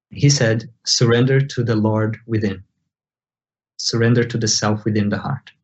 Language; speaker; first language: English; non-native, fluent; Portuguese